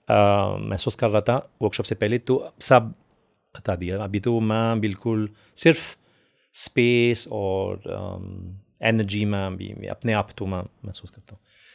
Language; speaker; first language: Hindi; non-native, fluent; French